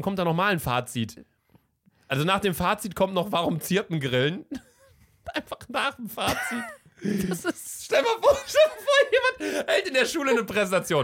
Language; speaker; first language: German; native; German